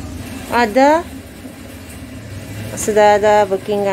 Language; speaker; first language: Indonesian; non-native, learner; Japanese